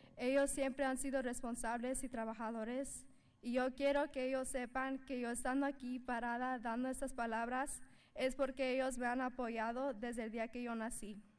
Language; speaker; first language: Spanish; early bilingual, heritage; Spanish